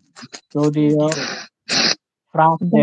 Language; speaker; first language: Italian; non-native, learner; Bangla